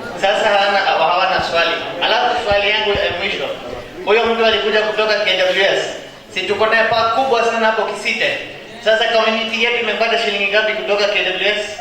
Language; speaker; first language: Swahili; non-native, local second language; Luo (Kenya and Tanzania)